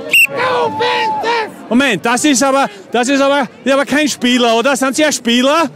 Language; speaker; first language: German; native; German